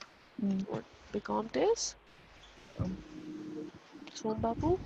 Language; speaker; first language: German; non-native, fluent; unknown